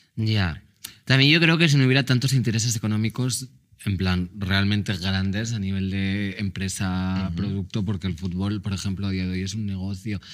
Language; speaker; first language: Spanish; native; Spanish